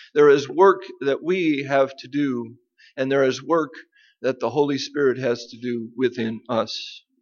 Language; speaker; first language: English; native; English